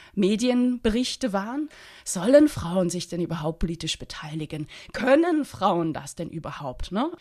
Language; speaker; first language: German; native; German